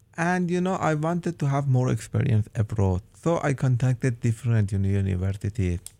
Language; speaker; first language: English; non-native, fluent; Persian